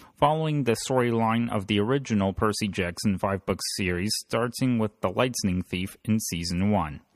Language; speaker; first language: English; native; English